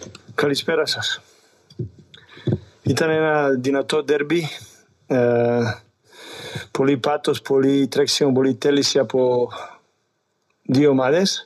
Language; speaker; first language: Greek; non-native, learner; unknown